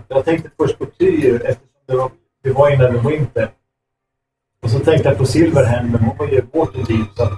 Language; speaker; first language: Swedish; native; Swedish